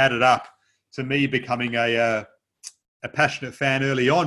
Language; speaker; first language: English; native; English